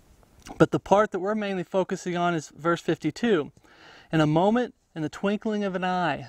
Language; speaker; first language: English; native; English